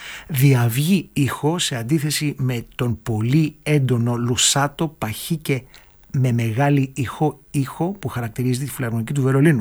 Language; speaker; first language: Greek; native; Greek